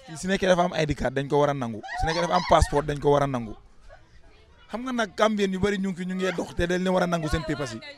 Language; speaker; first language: Wolof; non-native, local second language; Fula